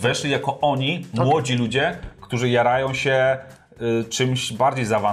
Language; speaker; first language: Polish; native; Polish